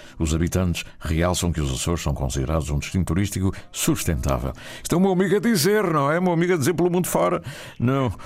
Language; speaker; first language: Portuguese; native; Portuguese